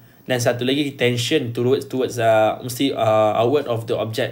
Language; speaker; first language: English; non-native, local second language; Malay